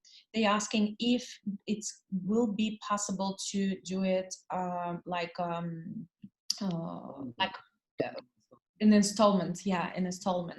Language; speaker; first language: English; non-native, learner; Russian